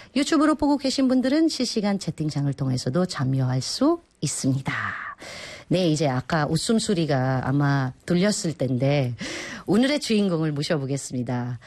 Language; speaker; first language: Korean; non-native, fluent; Filipino